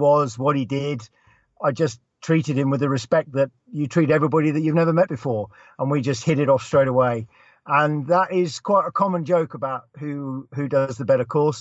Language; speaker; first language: English; native; English